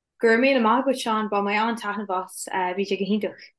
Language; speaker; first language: Irish; non-native, local second language; English